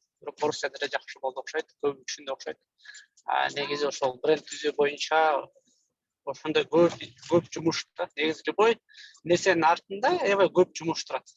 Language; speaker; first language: Kyrgyz; native; Kyrgyz